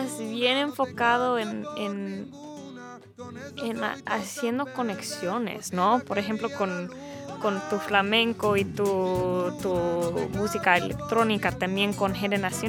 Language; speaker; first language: Spanish; early bilingual, heritage; Spanish